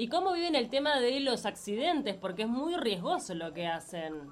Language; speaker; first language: Spanish; native; Spanish